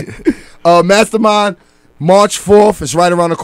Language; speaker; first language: English; native; English